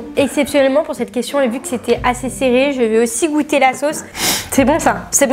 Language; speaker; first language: French; native; French